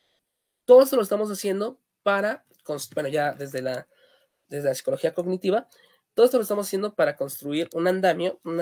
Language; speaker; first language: Spanish; native; Spanish